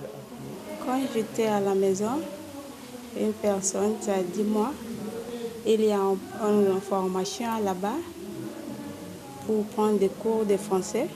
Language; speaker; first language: French; non-native, learner; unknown